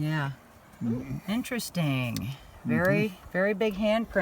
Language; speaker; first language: English; native; English